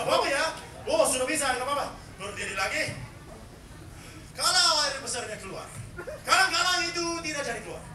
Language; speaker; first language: Indonesian; non-native, fluent; English